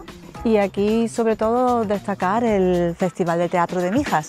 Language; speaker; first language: Spanish; native; Spanish